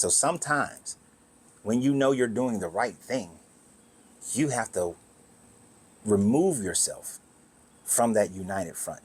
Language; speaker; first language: English; native; English